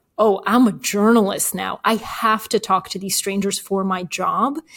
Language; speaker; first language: English; early bilingual, other home language; Bulgarian